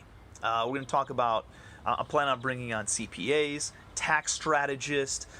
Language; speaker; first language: English; native; English